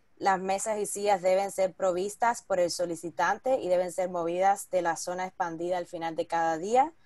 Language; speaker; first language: Spanish; early bilingual, heritage; Spanish